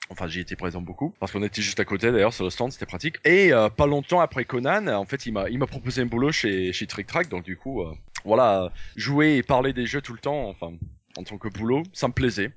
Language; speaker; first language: French; non-native, fluent; English